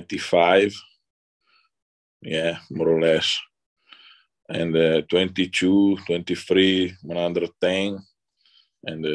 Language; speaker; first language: English; non-native, learner; Italian